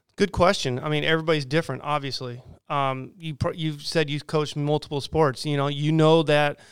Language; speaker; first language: English; native; English